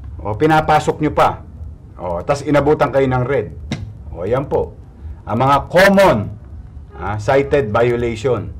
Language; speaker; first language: Filipino; native; Filipino